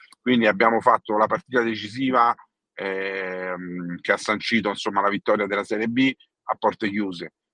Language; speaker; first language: Italian; native; Italian